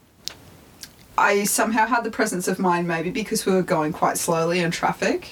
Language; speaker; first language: English; native; English